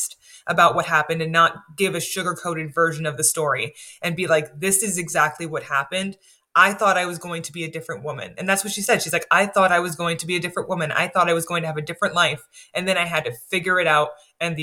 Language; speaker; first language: English; native; English